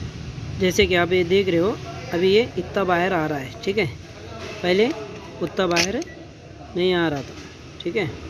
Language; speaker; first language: Hindi; native; Hindi